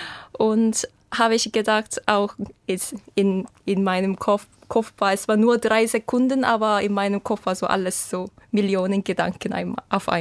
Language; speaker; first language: German; non-native, fluent; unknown